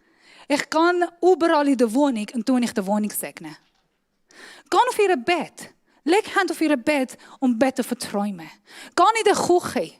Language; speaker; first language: German; non-native, fluent; Persian